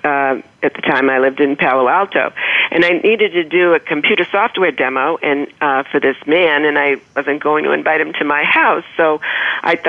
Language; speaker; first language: English; native; English